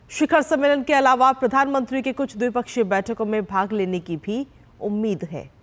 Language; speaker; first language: Hindi; native; Hindi